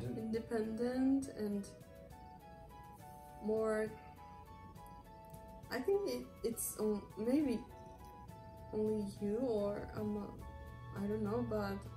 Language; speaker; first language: English; non-native, learner; Japanese